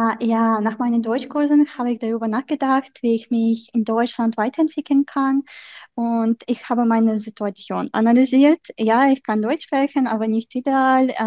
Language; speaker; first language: German; non-native, fluent; Ukrainian